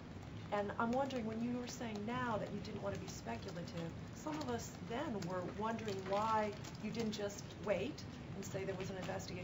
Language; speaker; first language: English; native; English